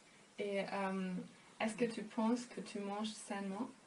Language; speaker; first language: French; non-native, fluent; German